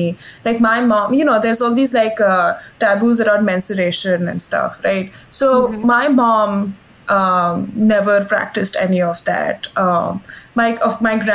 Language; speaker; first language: English; non-native, local second language; Hindi